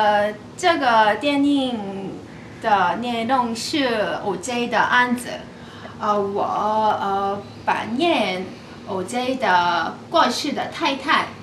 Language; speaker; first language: Chinese; non-native, learner; English